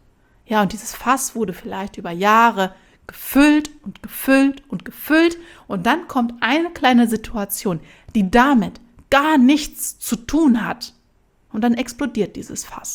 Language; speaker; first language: German; native; German